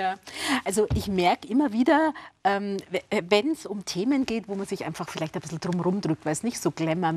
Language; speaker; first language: German; native; German